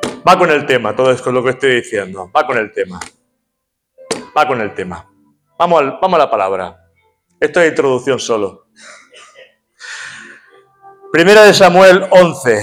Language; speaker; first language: Spanish; native; Spanish